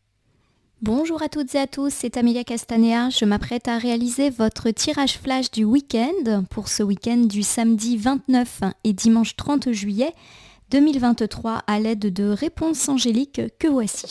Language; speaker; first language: French; native; French